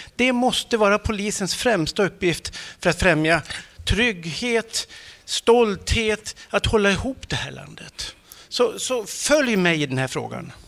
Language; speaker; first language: Swedish; native; Swedish